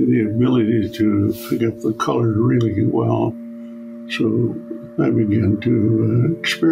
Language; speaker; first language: English; non-native, fluent; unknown